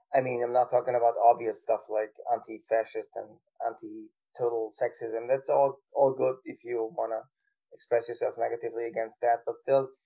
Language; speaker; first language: English; non-native, fluent; German